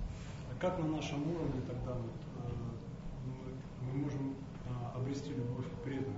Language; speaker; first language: Russian; native; Russian